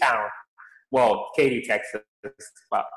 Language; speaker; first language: English; non-native, local second language; Yoruba